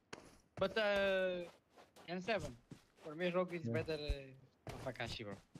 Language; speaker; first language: English; non-native, learner; Portuguese